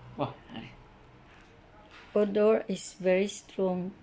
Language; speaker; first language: English; non-native, learner; Filipino